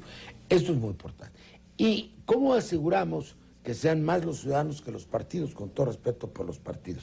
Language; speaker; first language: Spanish; native; Spanish